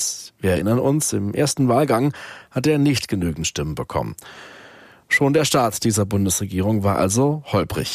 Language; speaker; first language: German; native; German